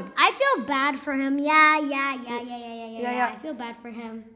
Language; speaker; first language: English; native; English